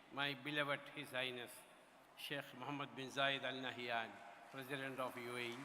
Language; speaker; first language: English; non-native, local second language; Malayalam